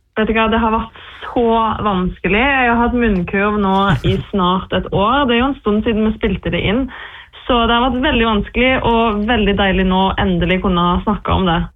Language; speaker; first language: Norwegian; native; Norwegian